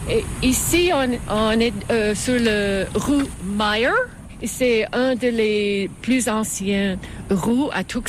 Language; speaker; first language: French; non-native, fluent; English